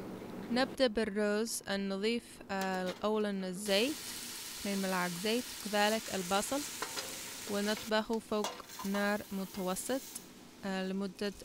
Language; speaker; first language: Arabic; non-native, learner; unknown